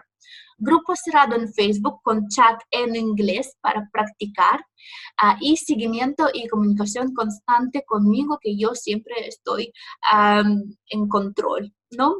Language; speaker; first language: Spanish; non-native, fluent; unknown